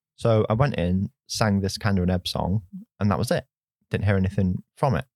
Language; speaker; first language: English; native; English